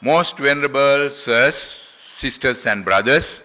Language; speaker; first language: English; non-native, local second language; Sinhala